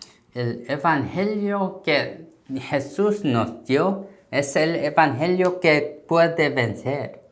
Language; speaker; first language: Spanish; non-native, learner; Korean